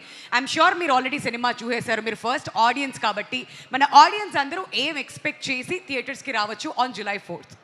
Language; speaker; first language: Telugu; native; Telugu